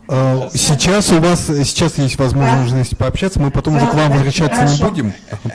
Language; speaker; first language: Russian; native; Russian